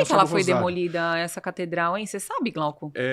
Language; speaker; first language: Portuguese; native; Portuguese